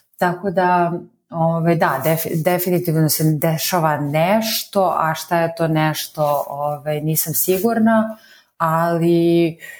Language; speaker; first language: Serbian; native; Serbian